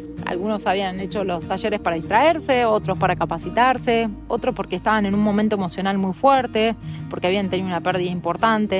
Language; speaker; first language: Spanish; native; Spanish